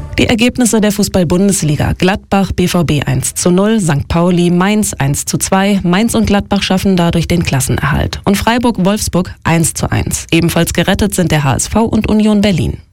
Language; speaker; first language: German; native; German